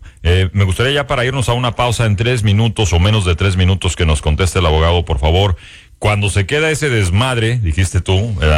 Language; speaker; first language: Spanish; native; Spanish